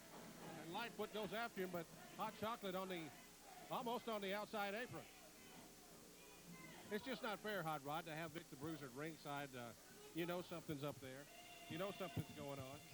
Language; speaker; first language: English; native; English